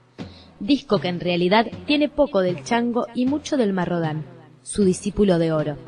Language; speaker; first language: Spanish; native; Spanish